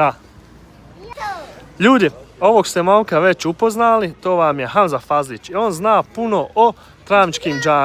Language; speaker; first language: Bosnian; native; Bosnian